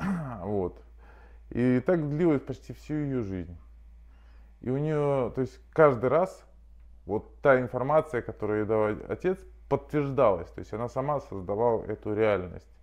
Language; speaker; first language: Russian; native; Russian